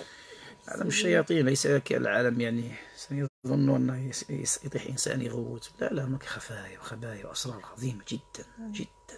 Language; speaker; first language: Arabic; native; Arabic